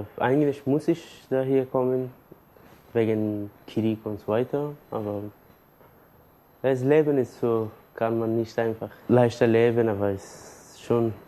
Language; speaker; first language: German; non-native, learner; Persian